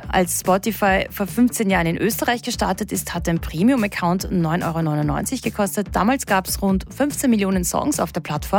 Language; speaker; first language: German; native; German